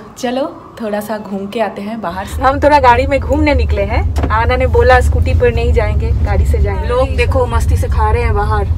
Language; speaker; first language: Hindi; native; Hindi